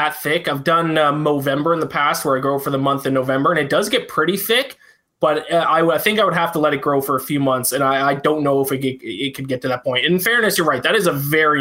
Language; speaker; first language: English; native; English